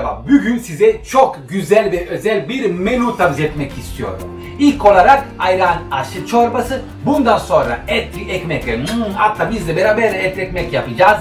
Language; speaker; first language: Turkish; non-native, fluent; Italian